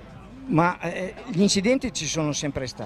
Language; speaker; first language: Italian; native; Italian